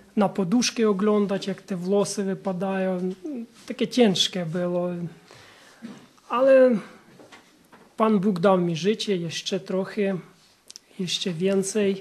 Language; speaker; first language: Polish; non-native, fluent; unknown